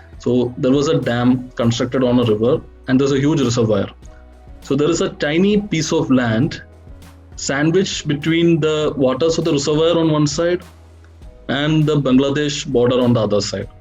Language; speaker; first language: English; non-native, local second language; Malayalam